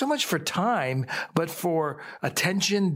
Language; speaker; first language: English; native; English